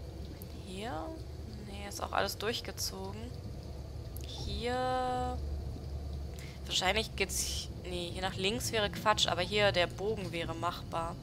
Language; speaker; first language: German; native; German